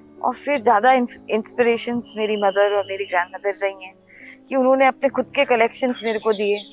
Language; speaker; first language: Hindi; native; Hindi